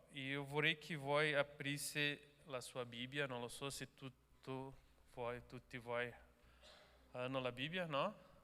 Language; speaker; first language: Italian; non-native, learner; Portuguese